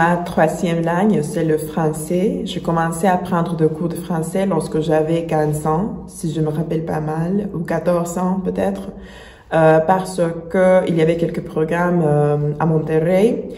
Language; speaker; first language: French; non-native, fluent; Spanish